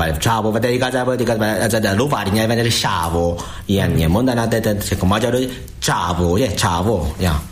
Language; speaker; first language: Hungarian; non-native, learner; Korean